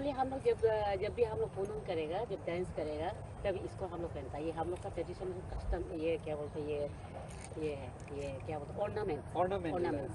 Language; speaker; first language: Hindi; non-native, local second language; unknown